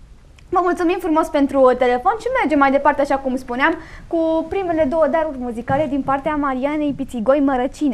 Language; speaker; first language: Romanian; native; Romanian